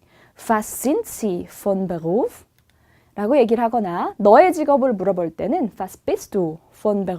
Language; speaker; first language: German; non-native, fluent; Korean